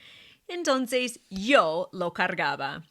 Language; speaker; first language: Spanish; non-native, fluent; English